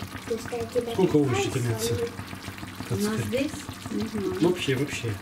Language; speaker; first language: Russian; native; Russian